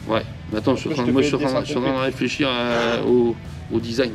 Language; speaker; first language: French; native; French